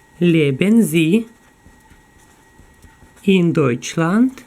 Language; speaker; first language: German; non-native, fluent; Ukrainian